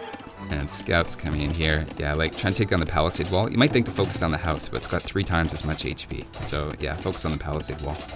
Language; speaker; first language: English; native; English